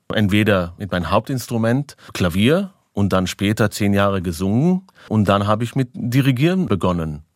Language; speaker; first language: German; non-native, fluent; Hebrew